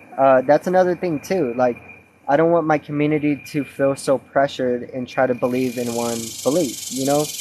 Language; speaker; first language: English; native; English